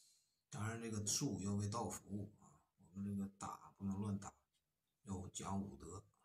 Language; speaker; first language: Chinese; native; Chinese